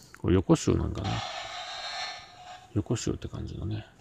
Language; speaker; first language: Japanese; native; Japanese